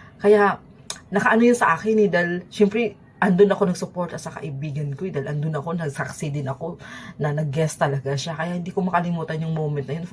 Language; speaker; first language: Filipino; native; Filipino